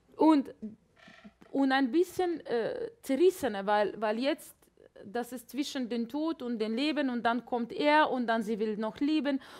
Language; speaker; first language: German; non-native, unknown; Latvian